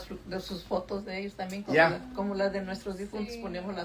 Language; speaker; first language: Spanish; native; Spanish